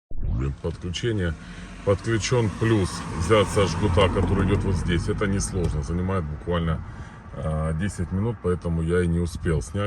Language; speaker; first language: Russian; native; Russian